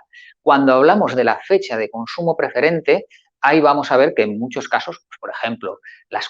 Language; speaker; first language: Spanish; native; Spanish